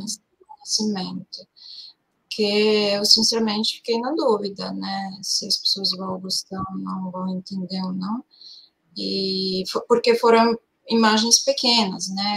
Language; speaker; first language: Portuguese; non-native, fluent; Serbian